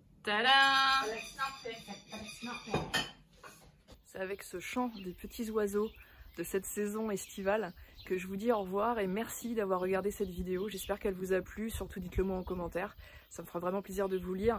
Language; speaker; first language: French; native; French